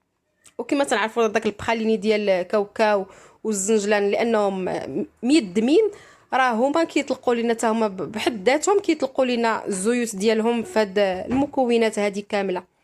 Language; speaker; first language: Arabic; native; Arabic